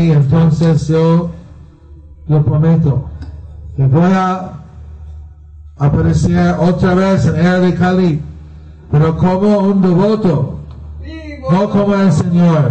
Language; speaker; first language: Spanish; non-native, learner; Bangla